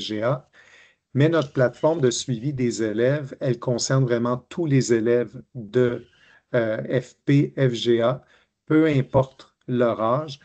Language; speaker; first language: French; native; French